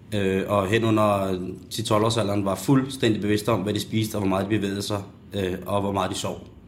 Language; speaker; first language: Danish; native; Danish